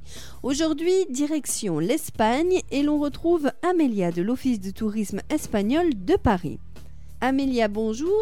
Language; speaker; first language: French; native; French